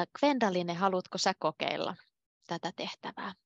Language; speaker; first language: Finnish; native; Finnish